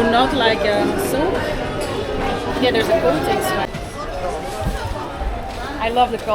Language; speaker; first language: English; non-native, fluent; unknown